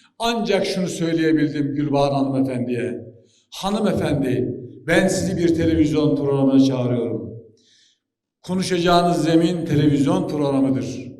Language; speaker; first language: Turkish; native; Turkish